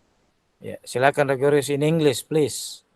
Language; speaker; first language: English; non-native, learner; Indonesian